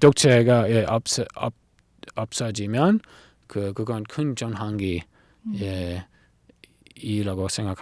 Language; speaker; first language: Korean; non-native, learner; English